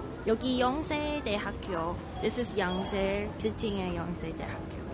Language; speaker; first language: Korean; non-native, learner; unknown